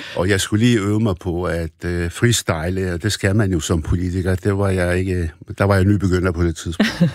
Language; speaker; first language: Danish; early bilingual, other home language; Arabic